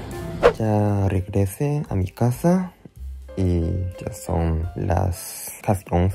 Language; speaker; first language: Spanish; non-native, learner; Japanese